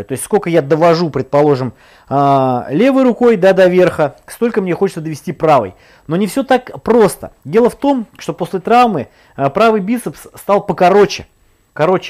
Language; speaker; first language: Russian; native; Russian